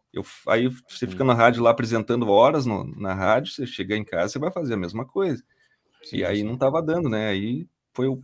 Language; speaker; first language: Portuguese; native; Portuguese